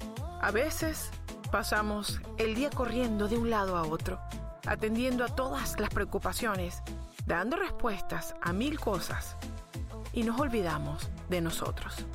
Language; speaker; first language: Spanish; native; Spanish